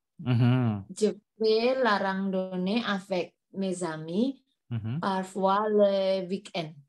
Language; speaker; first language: French; non-native, learner; Indonesian